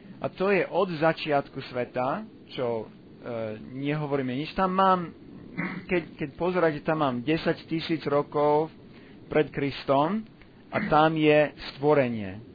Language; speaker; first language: Slovak; non-native, fluent; English